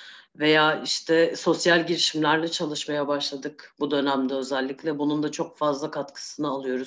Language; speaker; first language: Turkish; native; Turkish